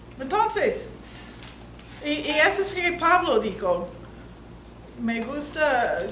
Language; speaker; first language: Spanish; non-native, learner; English